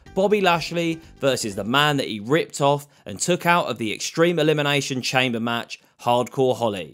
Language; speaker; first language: English; native; English